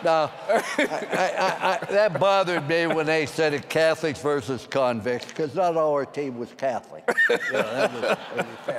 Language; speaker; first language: English; native; English